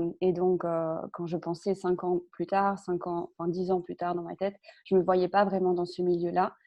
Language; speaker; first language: French; early bilingual, other home language; Spanish